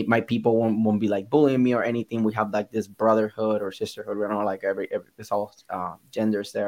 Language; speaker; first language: English; non-native, fluent; Spanish